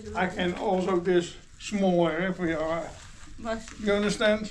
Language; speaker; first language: English; non-native, learner; Dutch